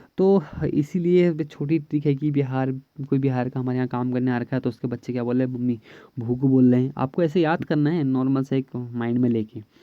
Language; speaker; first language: Hindi; native; Hindi